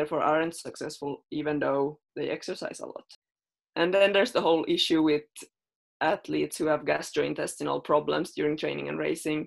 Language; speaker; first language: English; non-native, fluent; Finnish